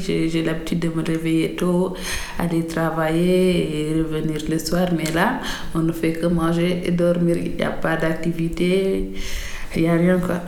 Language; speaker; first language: French; non-native, local second language; Fula